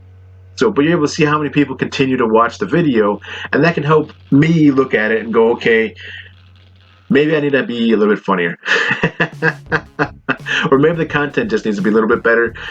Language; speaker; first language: English; native; English